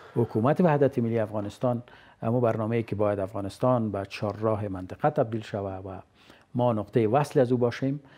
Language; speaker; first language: Persian; native; Persian